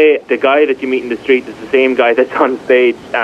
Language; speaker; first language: English; native; English